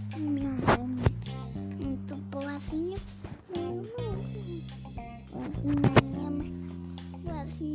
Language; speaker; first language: Portuguese; non-native, learner; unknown